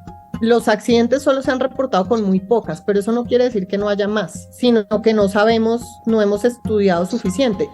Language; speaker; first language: Spanish; native; Spanish